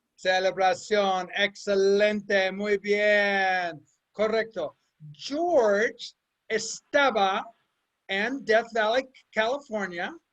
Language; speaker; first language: Spanish; non-native, fluent; English